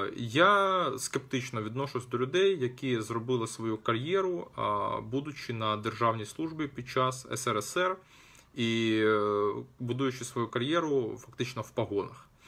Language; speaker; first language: Ukrainian; non-native, local second language; Russian